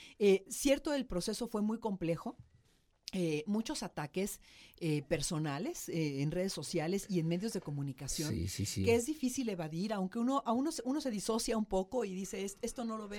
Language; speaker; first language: Spanish; native; Spanish